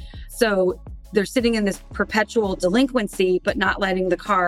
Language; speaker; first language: English; native; English